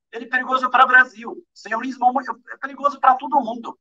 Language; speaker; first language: Portuguese; non-native, fluent; Arabic